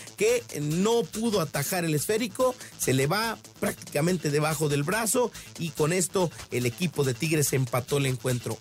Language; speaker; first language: Spanish; native; Spanish